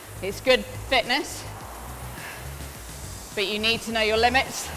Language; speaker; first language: English; native; English